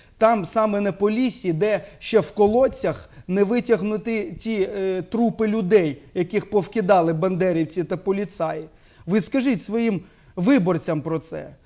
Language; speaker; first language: Ukrainian; native; Ukrainian